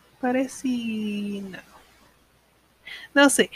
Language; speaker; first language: Portuguese; non-native, learner; English